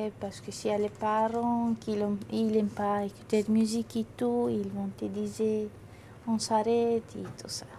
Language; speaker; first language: French; non-native, fluent; Romanian